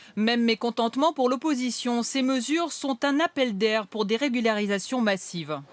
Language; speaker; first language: French; native; French